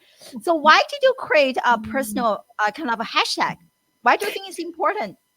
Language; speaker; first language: English; non-native, fluent; Chinese